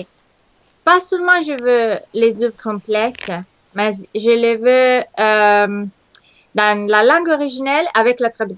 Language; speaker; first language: French; non-native, learner; Italian